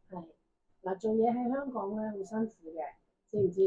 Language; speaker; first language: Cantonese; native; Cantonese